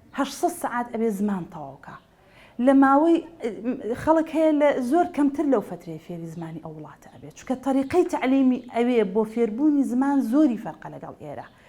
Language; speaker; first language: Central Kurdish; native; Central Kurdish